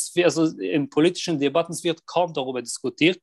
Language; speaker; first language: German; non-native, fluent; Arabic